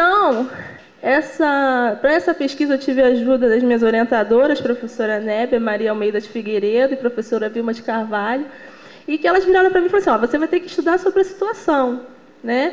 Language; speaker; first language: Portuguese; native; Portuguese